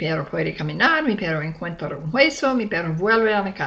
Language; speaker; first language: Spanish; non-native, fluent; English